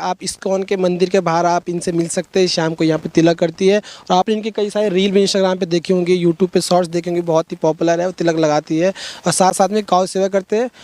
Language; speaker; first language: Hindi; native; Hindi